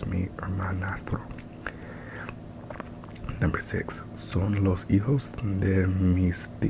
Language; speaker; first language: Spanish; non-native, learner; English